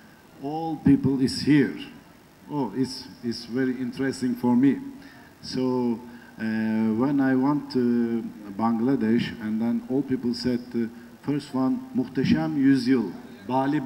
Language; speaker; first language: English; non-native, learner; Turkish